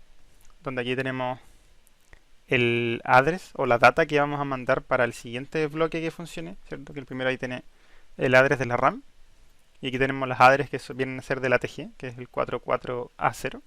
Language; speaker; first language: Spanish; native; Spanish